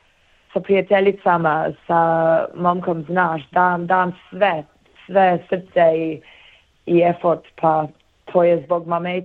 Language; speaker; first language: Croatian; early bilingual, heritage; Bosnian